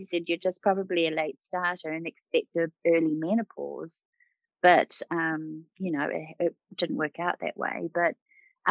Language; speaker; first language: English; native; English